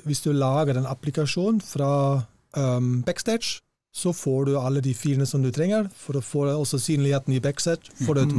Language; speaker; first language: Norwegian; non-native, fluent; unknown